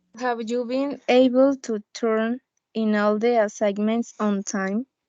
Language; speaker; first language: English; non-native, learner; Spanish